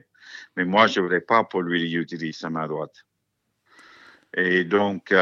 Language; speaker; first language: French; non-native, fluent; English